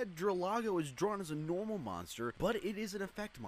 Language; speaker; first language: English; native; English